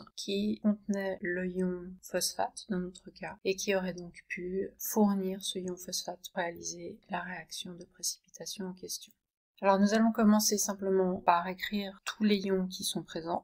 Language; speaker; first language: French; native; French